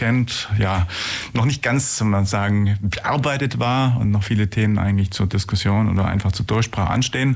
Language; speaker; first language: German; native; German